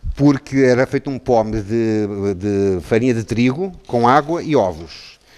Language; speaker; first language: Portuguese; native; Portuguese